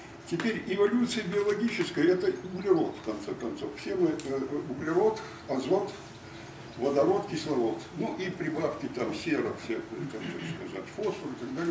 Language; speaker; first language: Russian; native; Russian